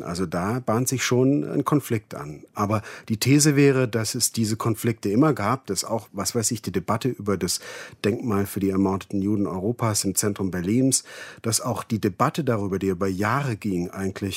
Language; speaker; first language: German; native; German